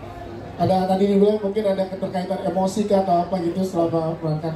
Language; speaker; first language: Indonesian; native; Indonesian